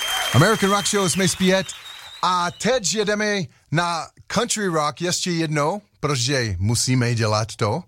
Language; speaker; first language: Czech; non-native, learner; English